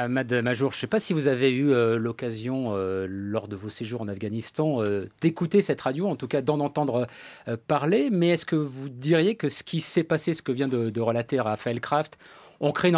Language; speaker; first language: French; native; French